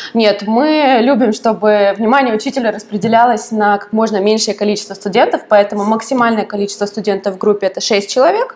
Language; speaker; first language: Russian; native; Russian